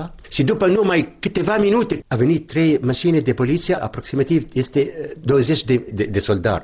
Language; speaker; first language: Romanian; non-native, learner; Arabic